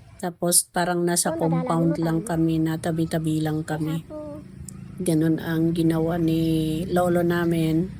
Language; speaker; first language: Filipino; non-native, local second language; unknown